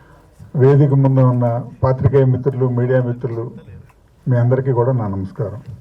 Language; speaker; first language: Telugu; native; Telugu